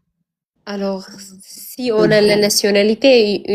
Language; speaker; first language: French; non-native, learner; Arabic